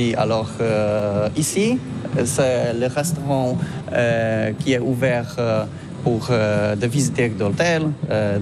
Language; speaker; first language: French; non-native, learner; Polish